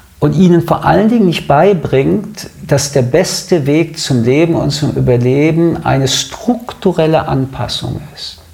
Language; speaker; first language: German; early bilingual, other home language; French